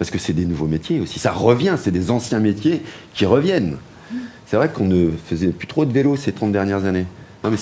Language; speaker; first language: French; native; French